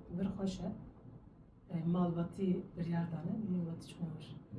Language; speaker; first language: Kurdish; non-native, local second language; Turkish